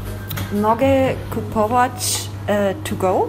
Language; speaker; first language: Polish; non-native, learner; German